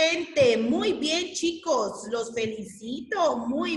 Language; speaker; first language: Spanish; native; Spanish